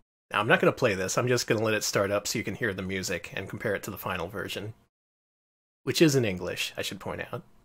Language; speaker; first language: English; native; English